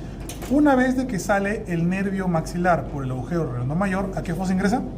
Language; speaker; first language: Spanish; native; Spanish